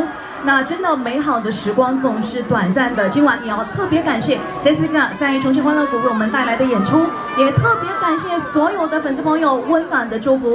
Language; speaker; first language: Chinese; native; Chinese